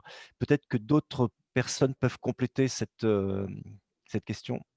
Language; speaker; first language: French; native; French